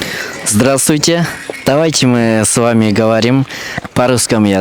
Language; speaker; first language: Russian; non-native, local second language; Kyrgyz